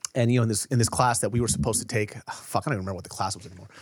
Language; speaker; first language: English; early bilingual, other home language; Korean